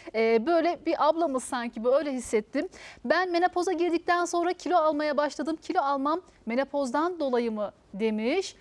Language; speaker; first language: Turkish; native; Turkish